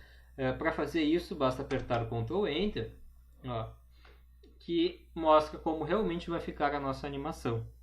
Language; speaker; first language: Portuguese; native; Portuguese